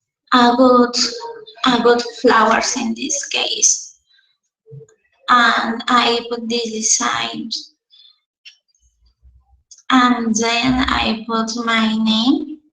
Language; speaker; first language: English; non-native, learner; Spanish